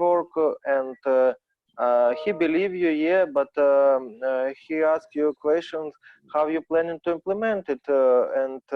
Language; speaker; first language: English; non-native, learner; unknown